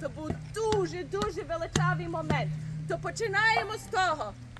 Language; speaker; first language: Ukrainian; early bilingual, heritage; Ukrainian